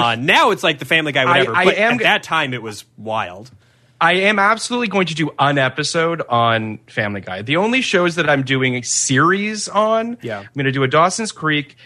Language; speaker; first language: English; native; English